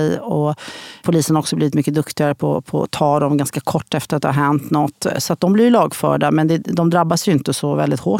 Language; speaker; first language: Swedish; native; Swedish